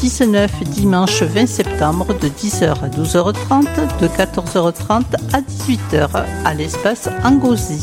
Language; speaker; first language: French; native; French